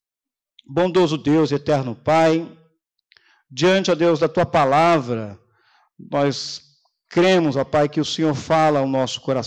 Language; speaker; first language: Portuguese; native; Portuguese